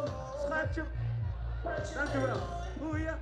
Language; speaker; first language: Dutch; native; Dutch